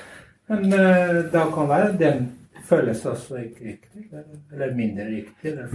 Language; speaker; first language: Norwegian; non-native, learner; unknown